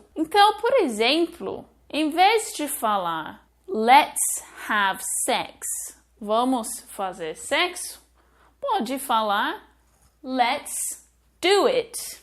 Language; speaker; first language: Portuguese; non-native, fluent; English